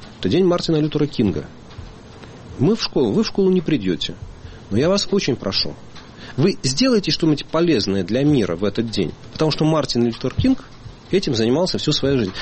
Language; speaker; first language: Russian; native; Russian